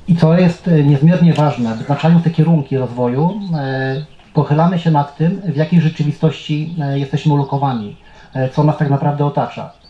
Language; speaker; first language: Polish; native; Polish